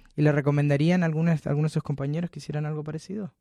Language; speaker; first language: Spanish; native; Spanish